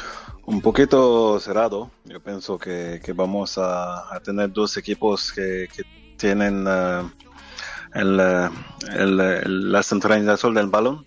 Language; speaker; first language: Spanish; non-native, fluent; French